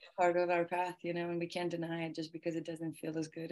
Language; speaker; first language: English; early bilingual, other home language; Russian